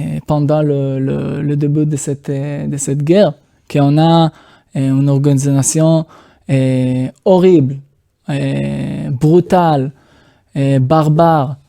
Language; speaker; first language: French; non-native, fluent; Hebrew